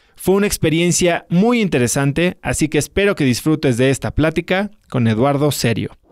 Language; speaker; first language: Spanish; native; Spanish